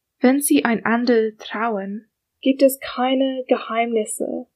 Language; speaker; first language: German; non-native, learner; English